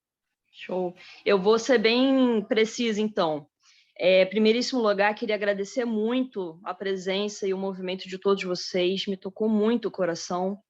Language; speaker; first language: Portuguese; early bilingual, other home language; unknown